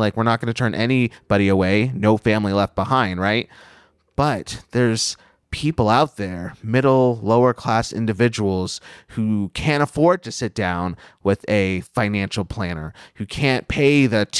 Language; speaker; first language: English; native; English